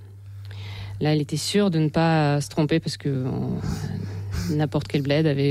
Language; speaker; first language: French; non-native, fluent; Russian